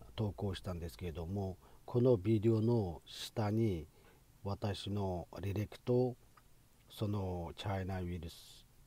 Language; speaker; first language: Japanese; non-native, fluent; Uyghur